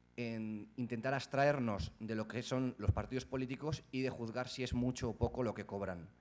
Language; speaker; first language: Spanish; native; Spanish